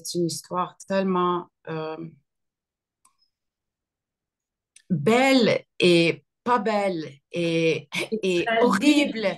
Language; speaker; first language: French; early bilingual, other home language; Arabic